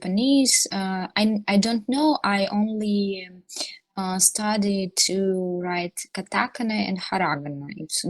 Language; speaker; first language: English; non-native, learner; Russian